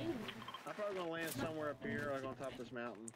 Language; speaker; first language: English; native; English